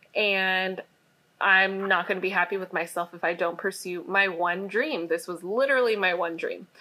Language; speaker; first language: English; native; English